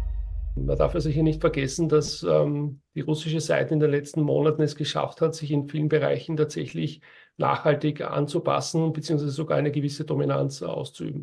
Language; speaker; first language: German; native; German